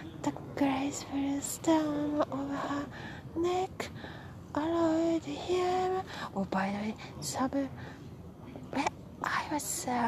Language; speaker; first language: English; non-native, fluent; Japanese